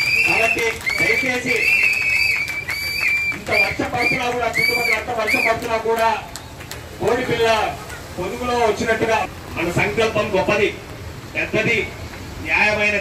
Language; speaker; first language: Telugu; native; Telugu